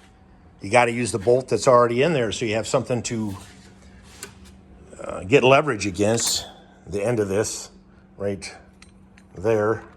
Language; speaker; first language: English; native; English